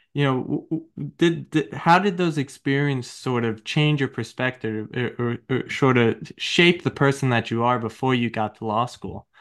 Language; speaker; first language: English; native; English